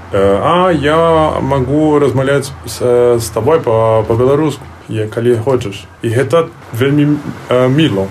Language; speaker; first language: Belarusian; non-native, learner; Portuguese